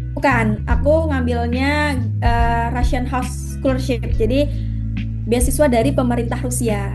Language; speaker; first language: Indonesian; native; Indonesian